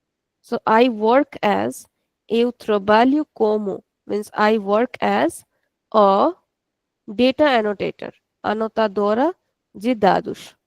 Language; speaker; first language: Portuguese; non-native, fluent; Hindi